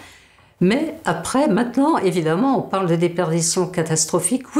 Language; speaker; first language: French; native; French